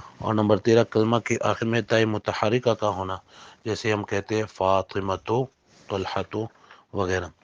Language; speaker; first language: Urdu; non-native, local second language; Pashto